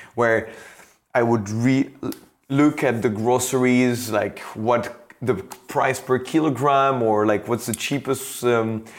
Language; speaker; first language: English; non-native, fluent; French